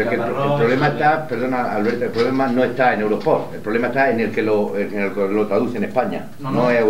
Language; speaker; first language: Spanish; native; Spanish